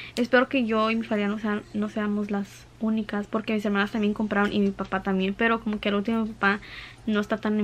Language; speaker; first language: Spanish; early bilingual, heritage; Spanish